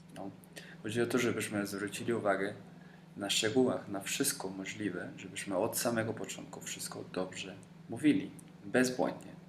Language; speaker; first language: Polish; non-native, fluent; Spanish